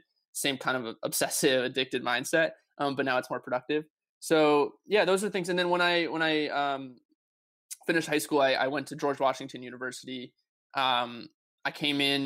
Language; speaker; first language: English; native; English